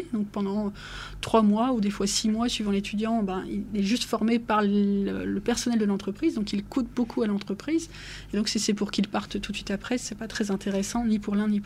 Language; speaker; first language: French; native; French